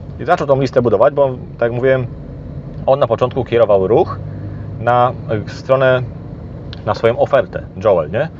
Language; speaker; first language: Polish; native; Polish